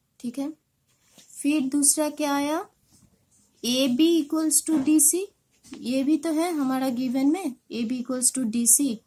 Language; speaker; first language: Hindi; non-native, local second language; Bangla